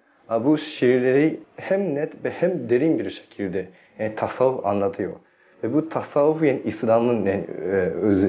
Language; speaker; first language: Turkish; non-native, learner; Japanese